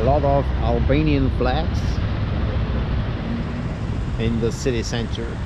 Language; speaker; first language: English; non-native, learner; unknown